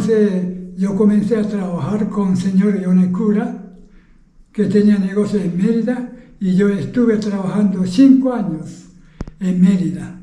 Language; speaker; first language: Spanish; non-native, fluent; Japanese